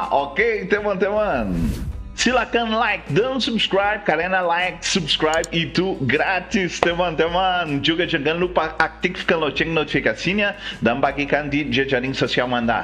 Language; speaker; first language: Indonesian; non-native, fluent; Portuguese